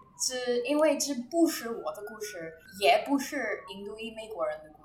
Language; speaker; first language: Chinese; non-native, learner; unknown